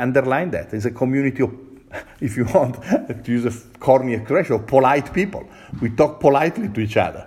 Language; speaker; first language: English; non-native, fluent; Italian